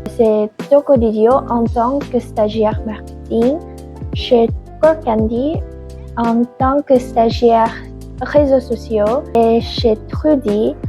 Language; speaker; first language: French; non-native, learner; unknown